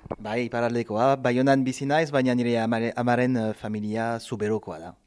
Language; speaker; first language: Basque; non-native, local second language; French